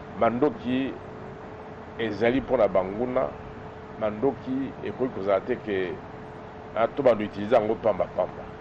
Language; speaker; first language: Lingala; non-native, local second language; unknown